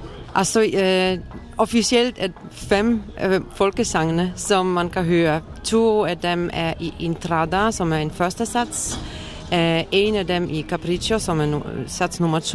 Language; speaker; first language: Danish; non-native, fluent; Polish